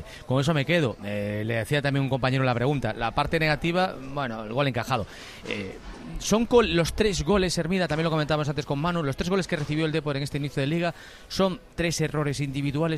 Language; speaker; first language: Spanish; native; Spanish